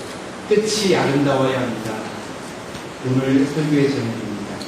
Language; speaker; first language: Korean; native; Korean